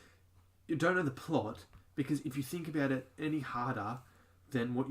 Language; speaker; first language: English; native; English